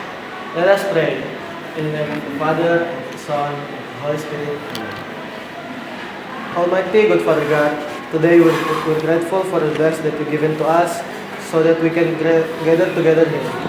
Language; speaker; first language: English; non-native, learner; Indonesian